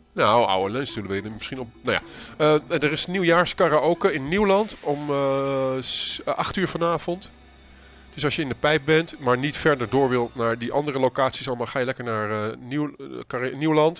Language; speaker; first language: Dutch; native; Dutch